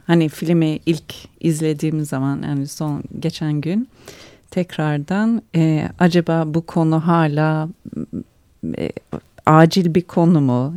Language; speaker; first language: Turkish; early bilingual, heritage; Turkish